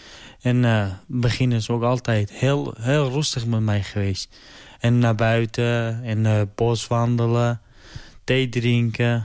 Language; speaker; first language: Dutch; non-native, learner; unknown